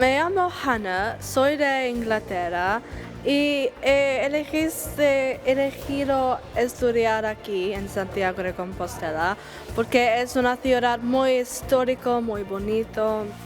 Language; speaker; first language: Spanish; non-native, fluent; English